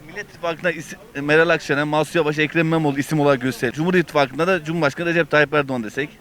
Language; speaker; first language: Turkish; native; Turkish